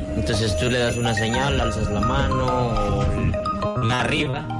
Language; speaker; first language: Spanish; non-native, fluent; Persian